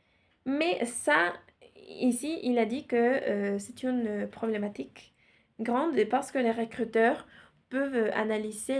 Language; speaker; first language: French; non-native, learner; Spanish